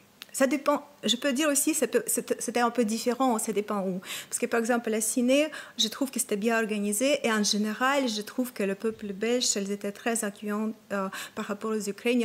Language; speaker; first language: French; non-native, fluent; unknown